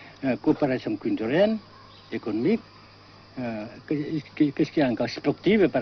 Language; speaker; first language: French; non-native, local second language; Vietnamese